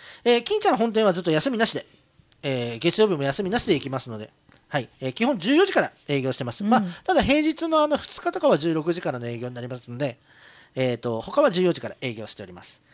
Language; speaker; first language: Japanese; native; Japanese